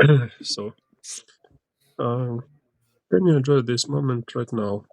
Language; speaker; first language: English; non-native, learner; Ukrainian